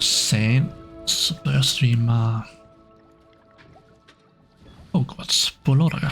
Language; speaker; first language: Swedish; non-native, learner; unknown